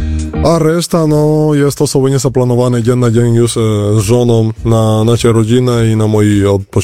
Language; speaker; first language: Polish; non-native, learner; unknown